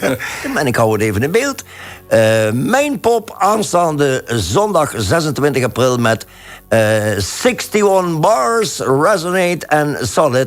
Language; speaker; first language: Dutch; native; Dutch